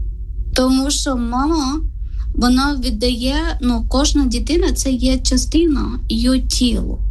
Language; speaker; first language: Ukrainian; non-native, learner; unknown